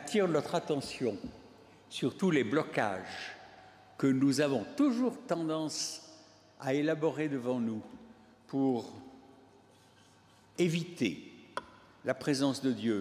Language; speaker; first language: French; native; French